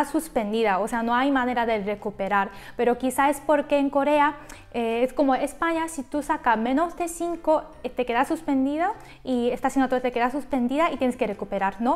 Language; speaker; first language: Spanish; non-native, fluent; Korean